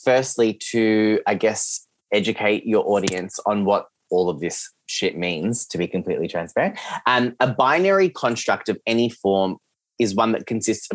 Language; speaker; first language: English; early bilingual, other home language; Serbian